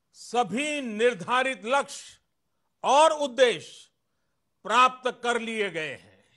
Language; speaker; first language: Hindi; non-native, local second language; Gujarati